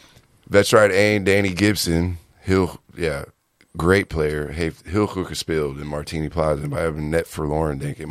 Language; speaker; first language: Dutch; non-native, learner; English